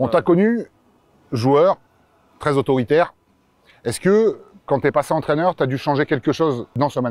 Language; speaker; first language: French; native; French